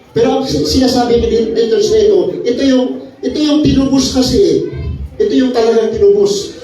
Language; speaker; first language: Filipino; non-native, local second language; Iloko